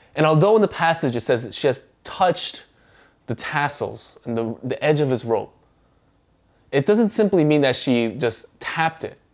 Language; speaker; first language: English; early bilingual, other home language; Korean